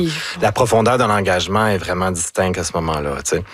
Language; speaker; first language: French; native; French